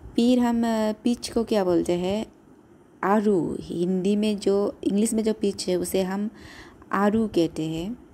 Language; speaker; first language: Hindi; non-native, local second language; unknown